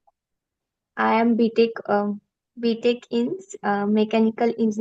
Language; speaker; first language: English; non-native, learner; Marathi